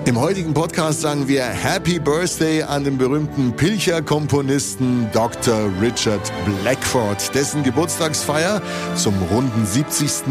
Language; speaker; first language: German; native; German